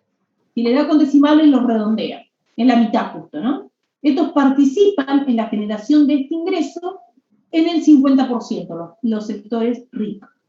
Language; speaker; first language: Spanish; native; Spanish